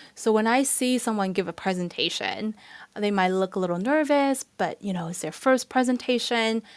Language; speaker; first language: English; non-native, fluent; Chinese